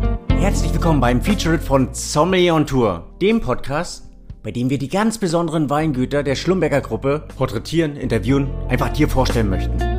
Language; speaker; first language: German; native; German